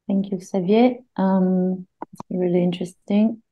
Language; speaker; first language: English; non-native, fluent; Bulgarian